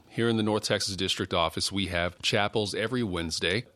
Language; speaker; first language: English; native; English